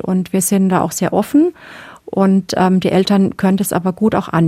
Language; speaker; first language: German; native; German